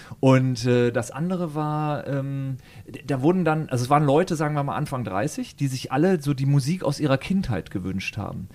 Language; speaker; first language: German; native; German